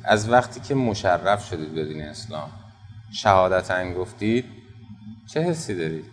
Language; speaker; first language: Persian; native; Persian